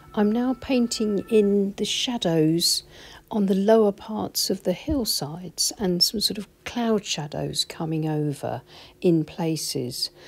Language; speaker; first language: English; native; English